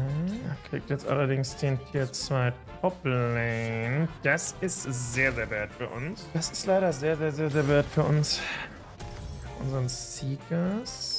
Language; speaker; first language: German; native; German